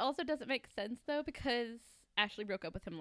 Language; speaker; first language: English; native; English